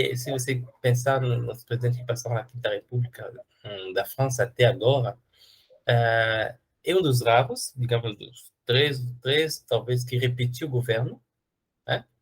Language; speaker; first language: Portuguese; non-native, fluent; French